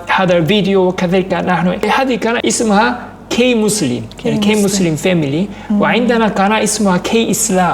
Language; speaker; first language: Arabic; non-native, fluent; Korean